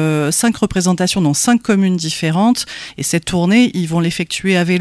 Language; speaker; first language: French; native; French